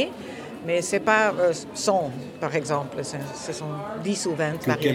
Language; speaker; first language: French; non-native, fluent; Dutch